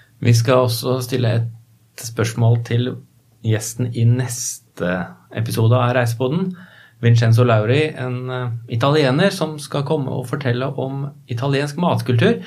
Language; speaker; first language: Norwegian; native; Norwegian